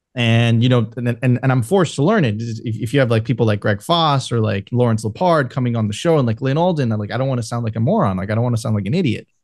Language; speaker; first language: English; non-native, fluent; Spanish